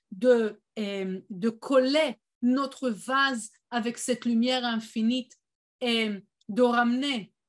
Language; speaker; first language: French; non-native, fluent; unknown